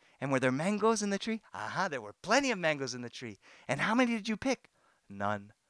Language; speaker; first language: English; native; English